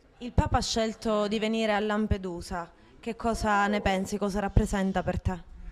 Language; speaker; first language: Italian; native; Italian